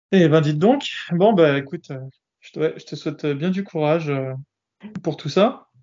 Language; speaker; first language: French; native; French